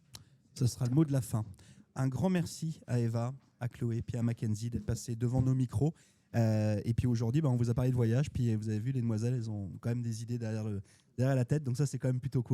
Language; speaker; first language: French; native; French